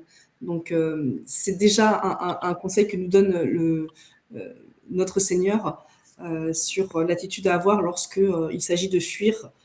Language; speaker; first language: French; native; French